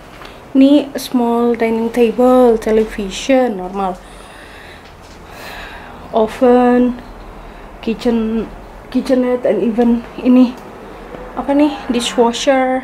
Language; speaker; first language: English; non-native, fluent; Indonesian